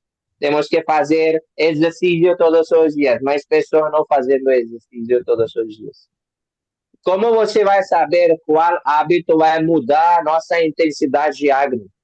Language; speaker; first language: Portuguese; non-native, learner; Hindi